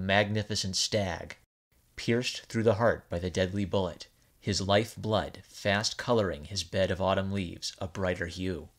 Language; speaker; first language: English; native; English